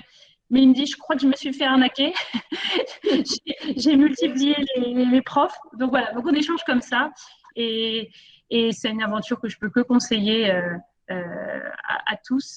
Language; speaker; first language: French; native; French